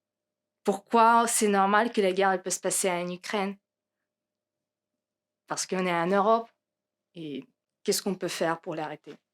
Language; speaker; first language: French; non-native, fluent; Russian